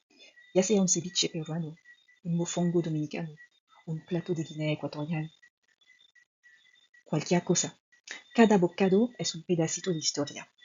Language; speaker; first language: Spanish; non-native, fluent; French